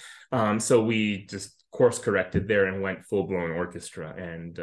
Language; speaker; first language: English; native; English